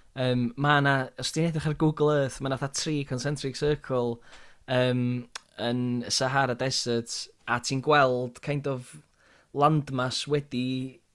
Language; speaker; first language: Welsh; native; Welsh